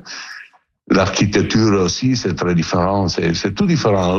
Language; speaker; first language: French; non-native, learner; Italian